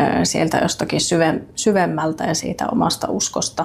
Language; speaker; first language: Finnish; native; Finnish